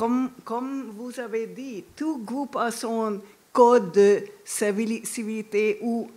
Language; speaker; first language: French; non-native, fluent; English